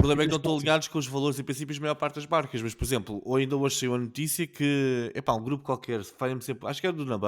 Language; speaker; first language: Portuguese; native; Portuguese